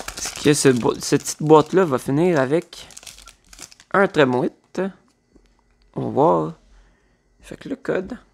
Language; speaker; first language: French; native; French